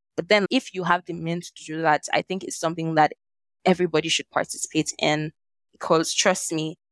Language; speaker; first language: English; non-native, local second language; Yoruba